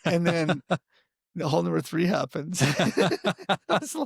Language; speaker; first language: English; native; English